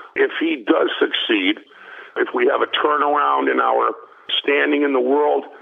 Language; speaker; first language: English; early bilingual, other home language; German